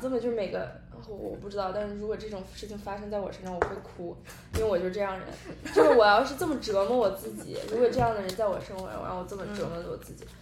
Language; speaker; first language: Chinese; native; Chinese